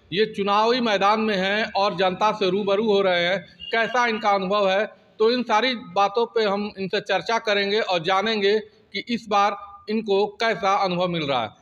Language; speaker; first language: Hindi; native; Hindi